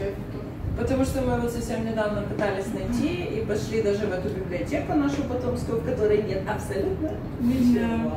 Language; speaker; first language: Russian; native; Russian